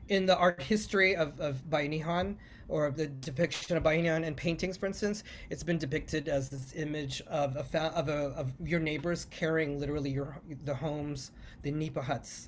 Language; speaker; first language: English; native; English